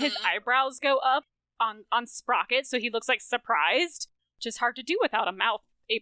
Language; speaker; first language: English; native; English